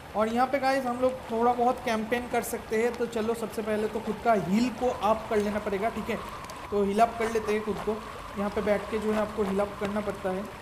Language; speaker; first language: Hindi; native; Hindi